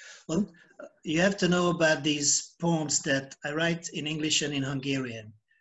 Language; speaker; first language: English; non-native, fluent; Hungarian